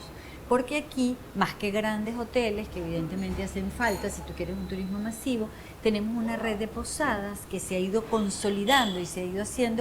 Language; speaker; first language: Spanish; native; Spanish